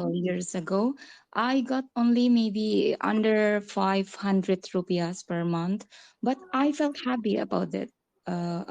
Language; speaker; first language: English; non-native, learner; Indonesian